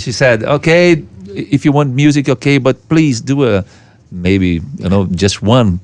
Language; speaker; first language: English; non-native, fluent; Portuguese